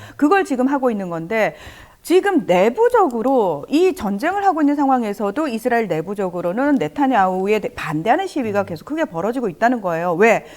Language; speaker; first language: Korean; native; Korean